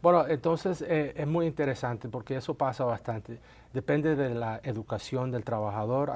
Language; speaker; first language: Spanish; native; Spanish